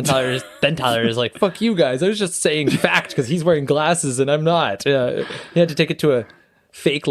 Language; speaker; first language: English; native; English